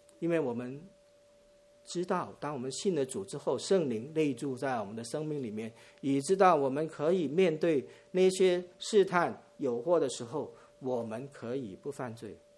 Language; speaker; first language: Chinese; non-native, local second language; Cantonese